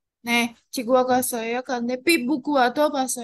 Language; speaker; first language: Korean; non-native, learner; Indonesian